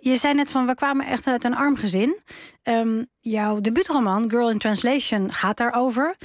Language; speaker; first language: Dutch; native; Dutch